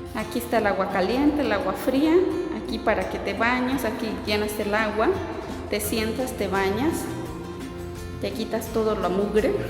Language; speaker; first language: Spanish; native; Spanish